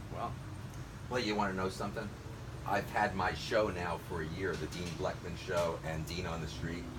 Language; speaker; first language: English; native; English